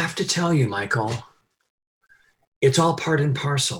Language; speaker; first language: English; native; English